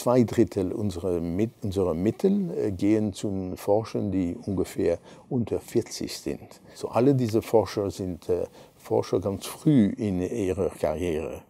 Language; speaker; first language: German; non-native, fluent; French